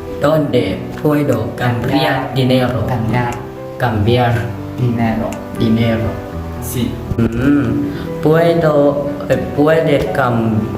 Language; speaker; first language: Spanish; non-native, learner; Thai